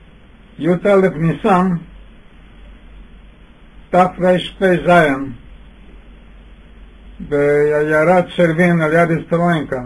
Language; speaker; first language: Hebrew; non-native, fluent; Yiddish